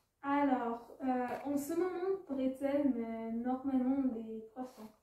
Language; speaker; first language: French; non-native, fluent; German